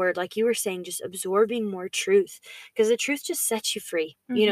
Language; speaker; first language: English; native; English